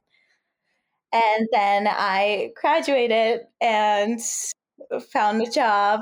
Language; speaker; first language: English; non-native, fluent; Turkish